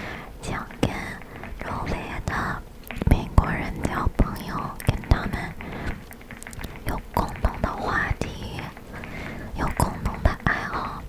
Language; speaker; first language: Chinese; early bilingual, heritage; English